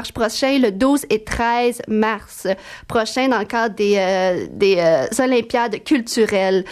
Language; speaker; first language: French; native; French